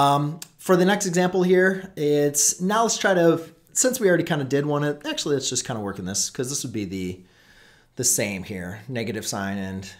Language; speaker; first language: English; native; English